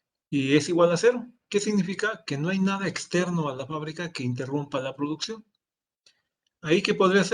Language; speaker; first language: Spanish; native; Spanish